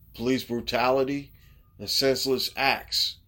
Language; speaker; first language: English; native; English